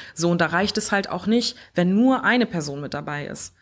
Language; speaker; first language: German; early bilingual, other home language; French